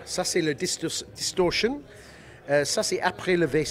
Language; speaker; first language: French; non-native, learner; English